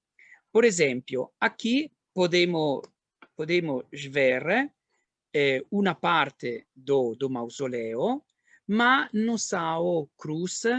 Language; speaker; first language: Portuguese; non-native, learner; Italian